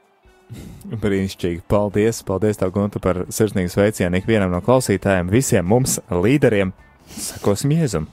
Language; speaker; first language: Latvian; native; Latvian